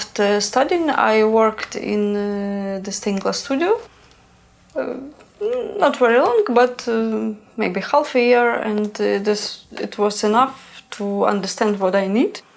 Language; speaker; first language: English; non-native, learner; Ukrainian